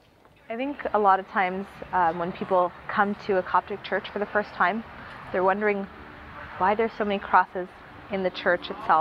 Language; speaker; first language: English; early bilingual, other home language; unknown